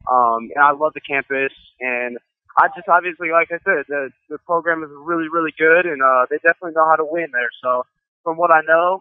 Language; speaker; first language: English; native; English